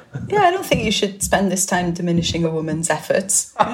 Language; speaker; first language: English; native; English